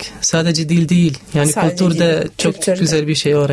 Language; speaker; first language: Turkish; non-native, local second language; Arabic